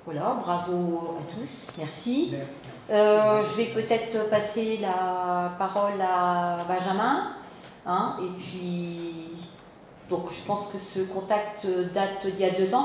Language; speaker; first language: French; native; French